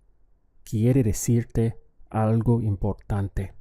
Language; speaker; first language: Spanish; non-native, fluent; English